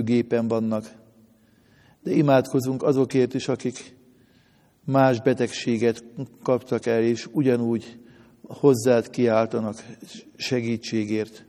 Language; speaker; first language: Hungarian; native; Hungarian